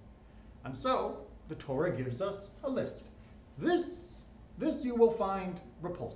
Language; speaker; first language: English; native; English